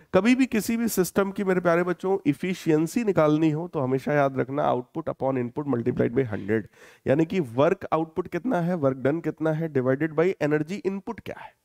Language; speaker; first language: Hindi; native; Hindi